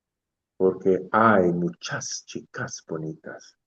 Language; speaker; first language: Spanish; non-native, fluent; English